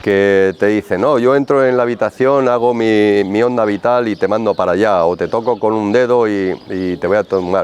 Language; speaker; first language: Spanish; native; Spanish